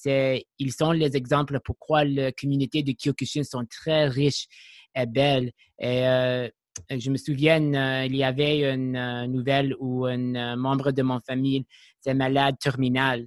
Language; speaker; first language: French; non-native, learner; English